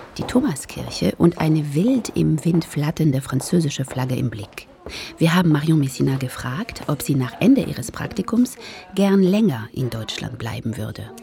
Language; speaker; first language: German; non-native, fluent; French